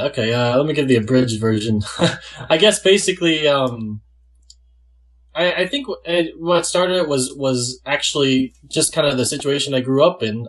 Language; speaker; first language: English; native; English